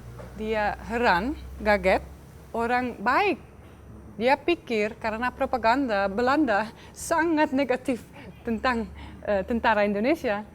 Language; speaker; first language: Indonesian; non-native, fluent; Dutch